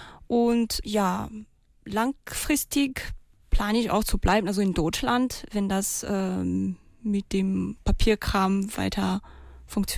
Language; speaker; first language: German; non-native, fluent; Malagasy